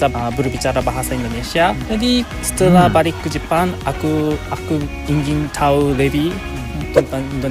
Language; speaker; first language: Indonesian; non-native, learner; Japanese